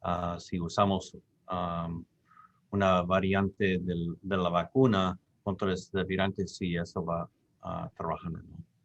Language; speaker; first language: Spanish; non-native, fluent; English